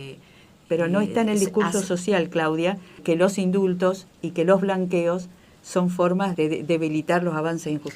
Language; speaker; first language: Spanish; native; Spanish